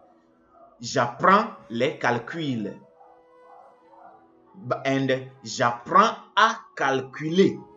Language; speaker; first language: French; non-native, fluent; English